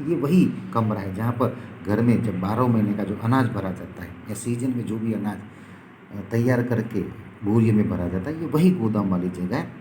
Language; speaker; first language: Hindi; non-native, local second language; Gujarati